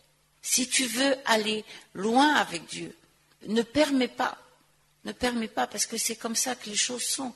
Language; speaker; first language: French; native; French